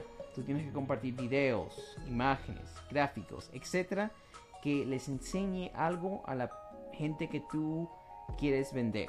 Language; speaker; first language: Spanish; early bilingual, heritage; Spanish